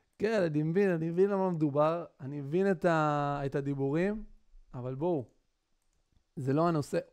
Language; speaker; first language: Hebrew; native; Hebrew